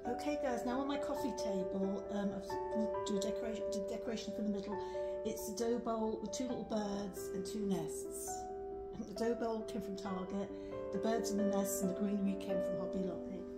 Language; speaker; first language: English; native; English